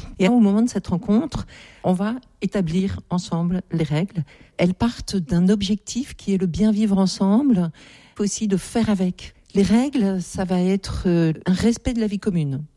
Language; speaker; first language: French; native; French